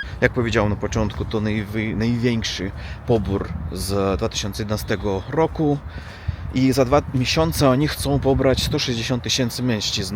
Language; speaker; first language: Polish; non-native, learner; Russian